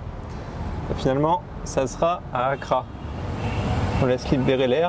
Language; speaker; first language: French; native; French